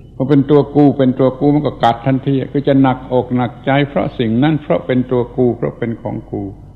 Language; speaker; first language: Thai; native; Thai